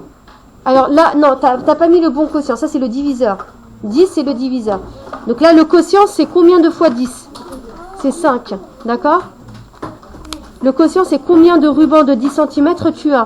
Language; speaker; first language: French; native; French